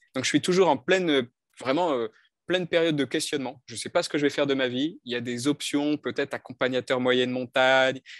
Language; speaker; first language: French; native; French